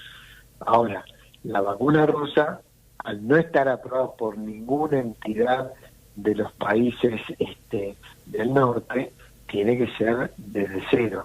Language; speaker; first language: Spanish; native; Spanish